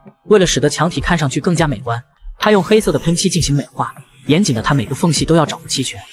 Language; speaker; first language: Chinese; native; Chinese